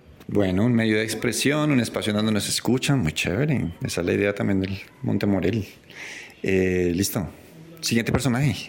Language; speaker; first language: Spanish; native; Spanish